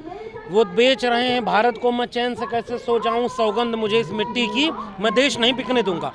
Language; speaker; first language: Hindi; native; Hindi